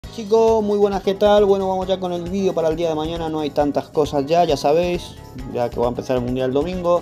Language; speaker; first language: Spanish; native; Spanish